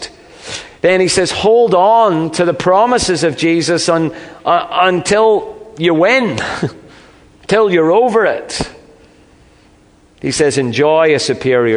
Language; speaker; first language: English; native; English